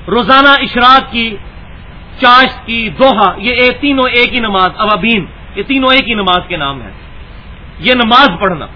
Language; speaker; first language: Urdu; non-native, local second language; Punjabi